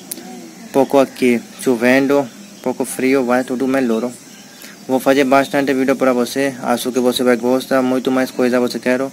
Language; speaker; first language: Portuguese; non-native, learner; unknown